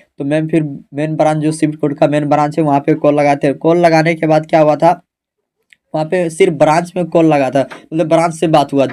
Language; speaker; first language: Hindi; native; Hindi